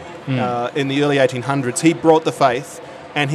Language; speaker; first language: English; native; English